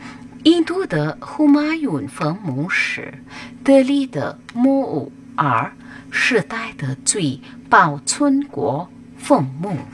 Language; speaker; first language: Chinese; non-native, learner; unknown